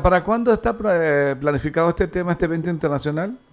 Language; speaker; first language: Spanish; native; Spanish